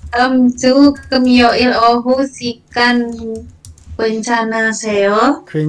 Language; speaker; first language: Korean; non-native, learner; Indonesian